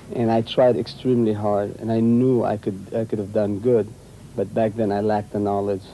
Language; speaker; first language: English; non-native, fluent; Arabic